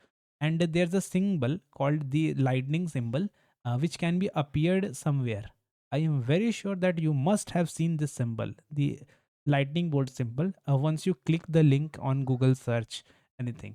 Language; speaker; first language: English; non-native, local second language; Hindi